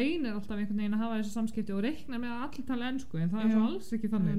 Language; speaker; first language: Icelandic; non-native, fluent; Polish